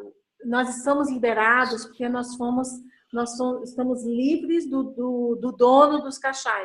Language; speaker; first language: Portuguese; native; Portuguese